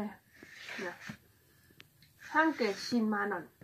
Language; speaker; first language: Korean; non-native, learner; Thai